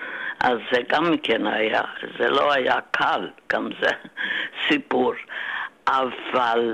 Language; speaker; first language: Hebrew; non-native, fluent; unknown